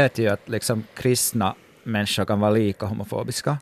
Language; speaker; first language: Swedish; native; Swedish